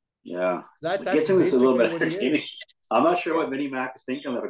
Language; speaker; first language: English; native; English